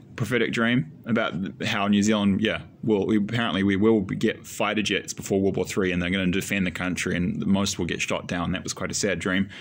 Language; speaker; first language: English; native; English